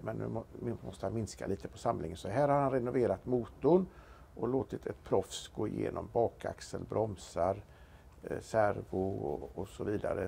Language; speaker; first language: Swedish; native; Swedish